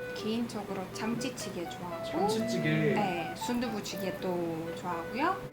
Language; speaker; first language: Korean; non-native, fluent; Uzbek